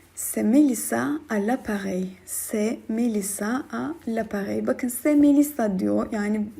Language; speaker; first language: French; non-native, fluent; Turkish